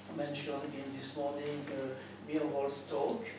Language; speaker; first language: English; non-native, fluent; French